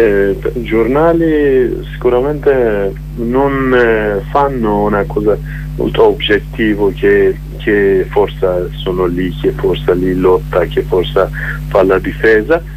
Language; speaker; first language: Italian; non-native, learner; Kurdish